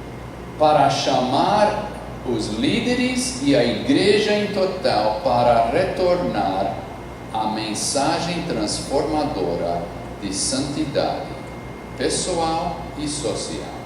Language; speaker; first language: Portuguese; non-native, fluent; English